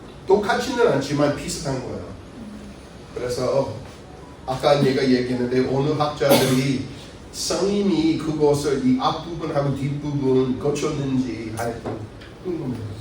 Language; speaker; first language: Korean; non-native, fluent; English